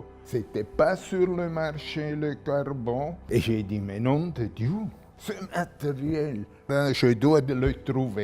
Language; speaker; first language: French; non-native, local second language; German